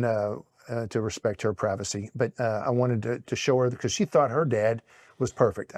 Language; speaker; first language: English; native; English